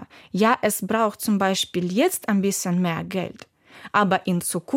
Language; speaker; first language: German; non-native, learner; Ukrainian